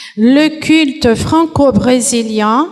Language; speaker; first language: French; non-native, fluent; Portuguese